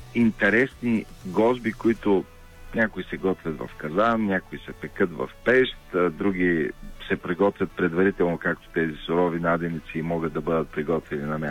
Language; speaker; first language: Bulgarian; native; Bulgarian